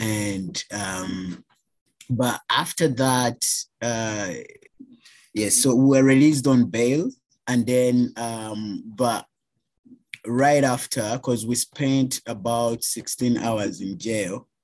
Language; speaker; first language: English; non-native, local second language; Ganda